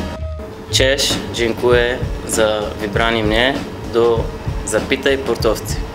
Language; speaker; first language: Polish; non-native, learner; Bulgarian